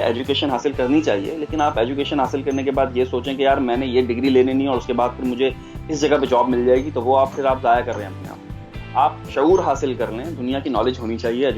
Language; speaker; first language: Urdu; non-native, local second language; Punjabi